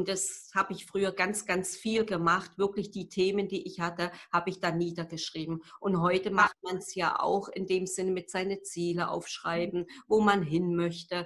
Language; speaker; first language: German; native; German